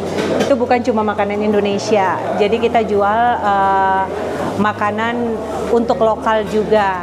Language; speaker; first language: Indonesian; native; Indonesian